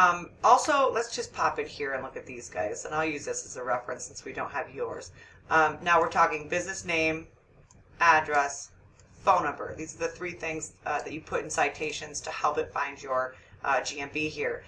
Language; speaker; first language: English; native; English